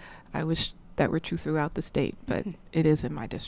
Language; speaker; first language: English; native; English